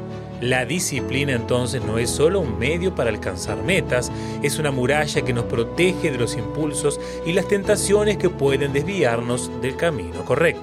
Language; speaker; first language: Spanish; native; Spanish